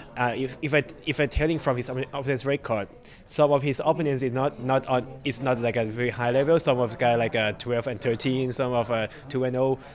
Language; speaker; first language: English; non-native, learner; Thai